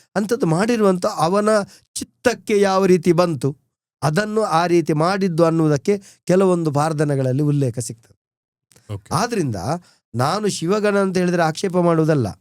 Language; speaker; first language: Kannada; non-native, local second language; Tulu